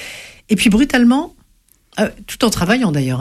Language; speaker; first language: French; native; French